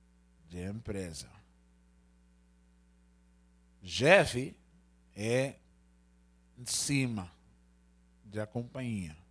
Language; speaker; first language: Portuguese; non-native, learner; Spanish